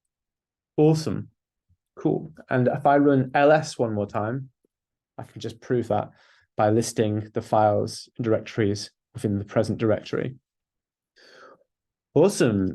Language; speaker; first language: English; native; English